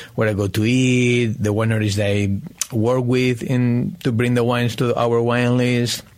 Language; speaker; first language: English; non-native, fluent; Spanish